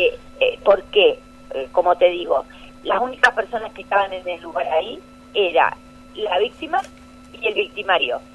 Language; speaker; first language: Spanish; native; Spanish